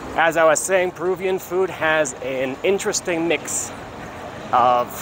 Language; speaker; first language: English; native; English